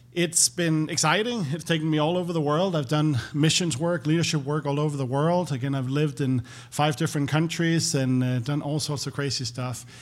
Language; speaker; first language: English; non-native, fluent; Danish